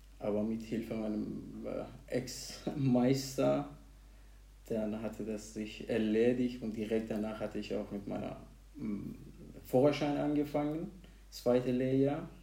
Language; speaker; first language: German; non-native, fluent; Persian